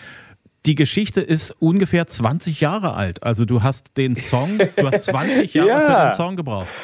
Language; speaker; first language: German; native; German